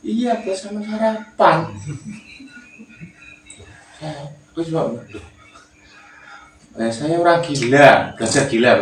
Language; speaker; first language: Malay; non-native, local second language; Javanese